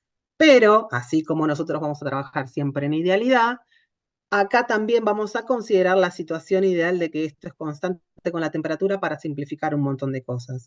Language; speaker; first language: Spanish; native; Spanish